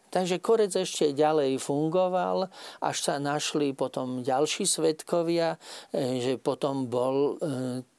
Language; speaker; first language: Slovak; native; Slovak